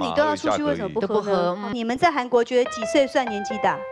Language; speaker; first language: Chinese; native; Chinese